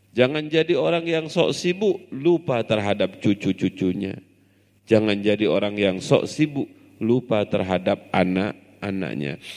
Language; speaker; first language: Indonesian; non-native, local second language; Javanese